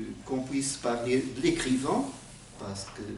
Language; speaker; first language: French; non-native, fluent; Portuguese